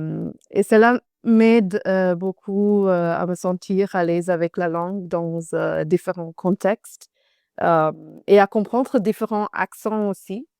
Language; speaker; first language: French; non-native, fluent; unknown